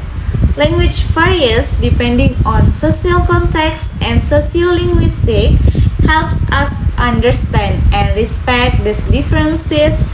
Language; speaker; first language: English; non-native, local second language; Indonesian